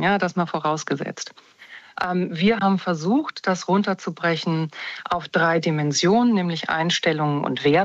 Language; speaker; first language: German; native; German